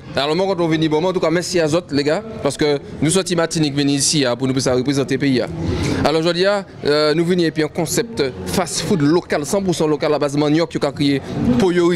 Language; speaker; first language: French; non-native, local second language; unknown